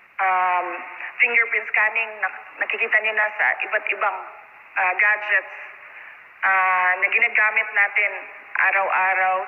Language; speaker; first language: Filipino; non-native, local second language; Cebuano